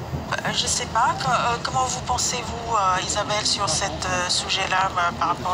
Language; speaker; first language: French; non-native, fluent; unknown